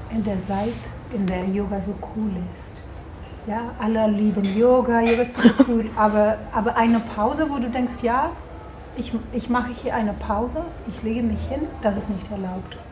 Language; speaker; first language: German; non-native, fluent; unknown